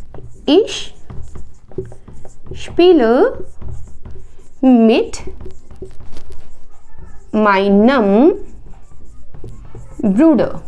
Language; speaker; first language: German; non-native, fluent; Hindi